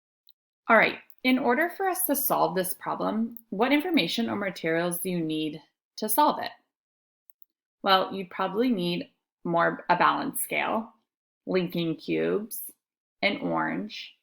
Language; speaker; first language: English; native; English